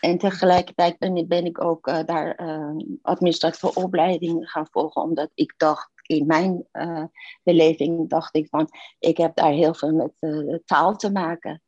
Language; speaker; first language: Dutch; non-native, fluent; Persian